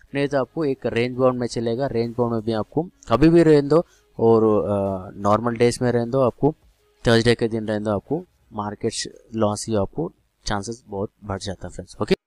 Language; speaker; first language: Hindi; non-native, local second language; Telugu